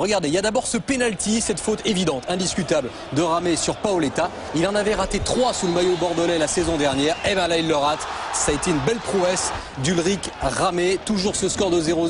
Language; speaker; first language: French; native; French